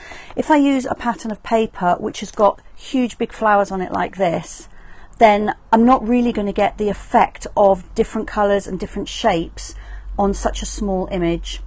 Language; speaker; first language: English; native; English